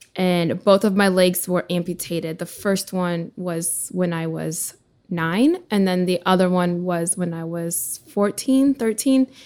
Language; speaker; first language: English; early bilingual, other home language; Russian